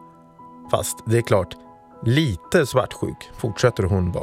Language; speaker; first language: Swedish; native; Swedish